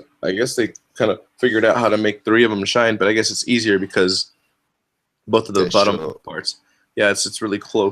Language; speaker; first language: English; native; English